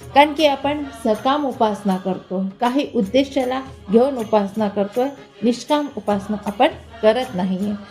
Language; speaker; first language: Marathi; non-native, local second language; Hindi